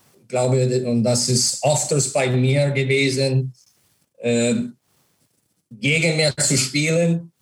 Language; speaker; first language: German; non-native, fluent; English